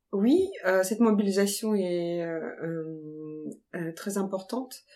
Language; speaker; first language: French; non-native, fluent; Ukrainian